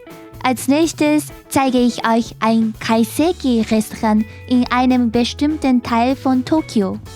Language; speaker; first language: German; non-native, fluent; Japanese